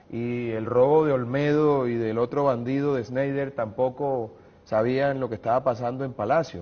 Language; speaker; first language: Spanish; native; Spanish